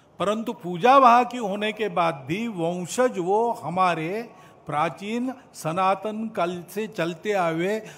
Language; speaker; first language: Hindi; non-native, local second language; Marathi